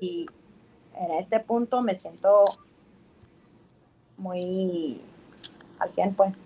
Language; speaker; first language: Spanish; early bilingual, heritage; Spanish